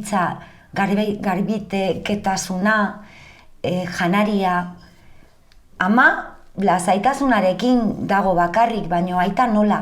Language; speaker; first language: Basque; non-native, local second language; Spanish